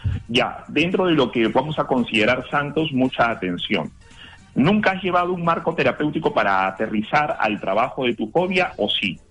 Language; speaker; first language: Spanish; native; Spanish